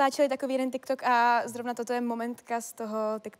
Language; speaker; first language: Czech; native; Czech